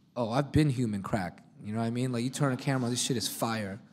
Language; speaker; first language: English; native; English